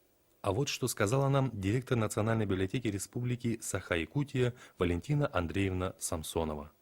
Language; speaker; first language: Russian; native; Russian